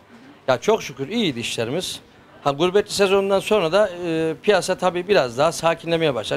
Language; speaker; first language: Turkish; native; Turkish